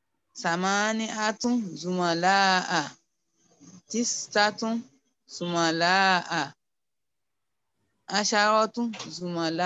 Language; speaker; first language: Arabic; non-native, learner; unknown